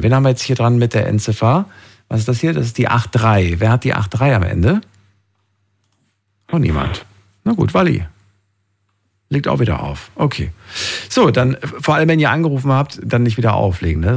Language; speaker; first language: German; native; German